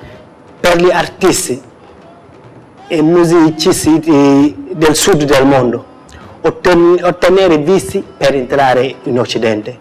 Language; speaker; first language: Italian; non-native, fluent; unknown